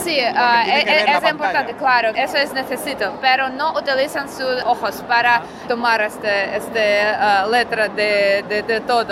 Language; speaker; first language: Spanish; non-native, learner; Russian